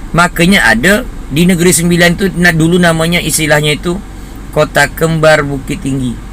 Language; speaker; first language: Indonesian; native; Indonesian